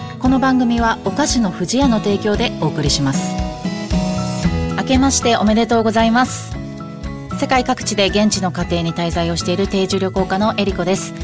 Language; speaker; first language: Japanese; native; Japanese